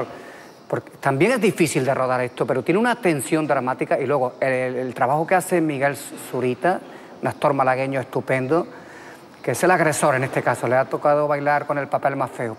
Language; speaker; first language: Spanish; native; Spanish